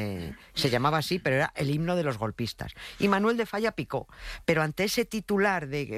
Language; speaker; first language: Spanish; native; Spanish